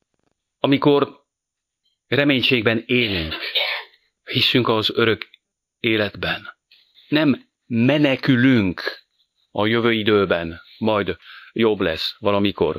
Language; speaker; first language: Hungarian; non-native, fluent; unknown